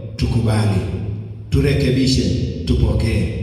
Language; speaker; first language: English; non-native, local second language; Swahili